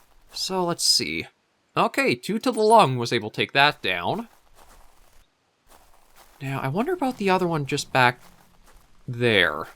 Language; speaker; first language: English; native; English